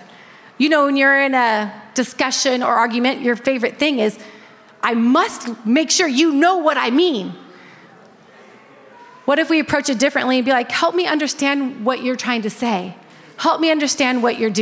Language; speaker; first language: English; native; English